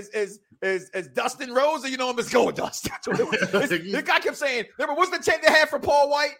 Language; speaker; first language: English; native; English